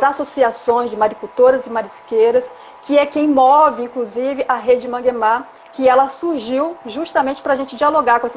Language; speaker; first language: Portuguese; native; Portuguese